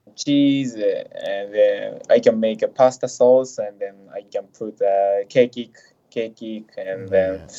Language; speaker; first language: English; non-native, fluent; Japanese